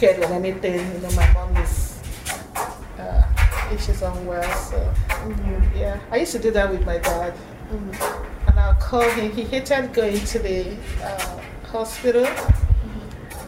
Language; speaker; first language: English; non-native, local second language; Igbo